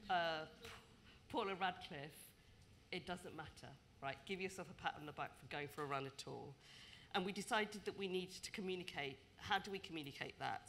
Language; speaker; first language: English; native; English